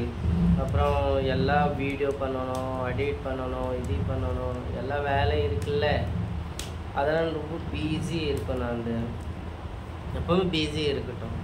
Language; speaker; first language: Tamil; non-native, fluent; Hindi